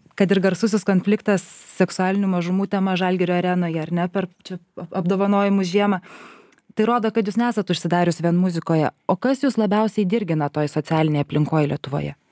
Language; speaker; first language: Lithuanian; native; Lithuanian